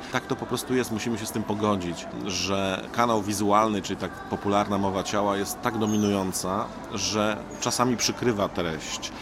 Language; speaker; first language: Polish; native; Polish